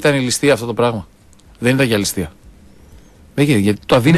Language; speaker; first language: Greek; native; Greek